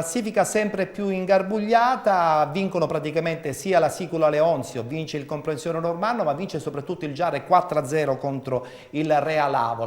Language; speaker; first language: Italian; native; Italian